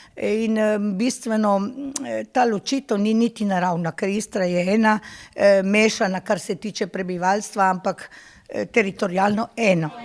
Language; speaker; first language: Slovenian; non-native, local second language; Italian